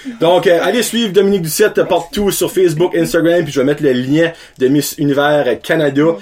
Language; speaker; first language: French; native; French